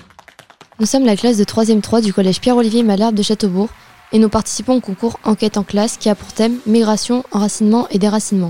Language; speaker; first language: French; native; French